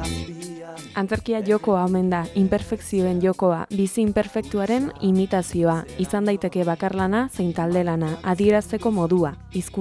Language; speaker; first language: Basque; native; Basque